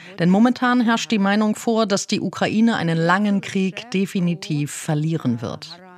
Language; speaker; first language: German; non-native, fluent; Ukrainian